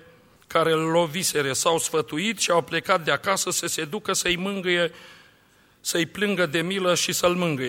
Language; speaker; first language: Romanian; native; Romanian